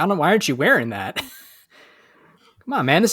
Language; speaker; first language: English; native; English